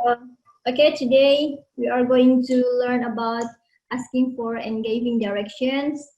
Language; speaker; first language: English; non-native, learner; Indonesian